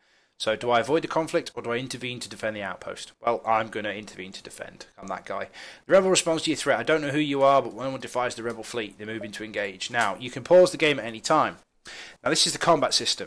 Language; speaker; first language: English; native; English